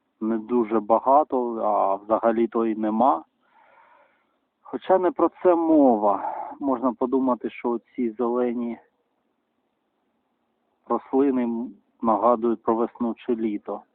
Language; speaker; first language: Ukrainian; non-native, local second language; Russian